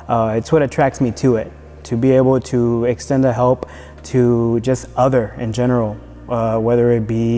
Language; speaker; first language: English; native; English